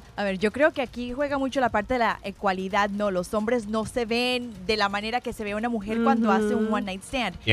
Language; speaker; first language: Spanish; native; Spanish